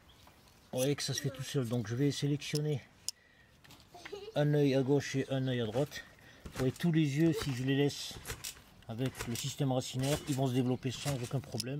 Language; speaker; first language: French; native; French